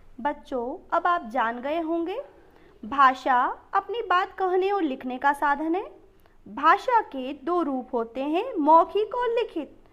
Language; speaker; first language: Hindi; native; Hindi